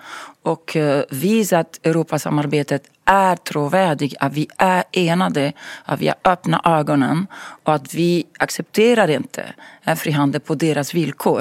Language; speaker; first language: Swedish; non-native, fluent; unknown